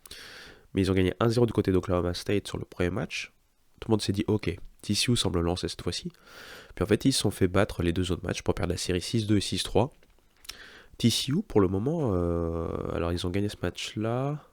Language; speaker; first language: French; native; French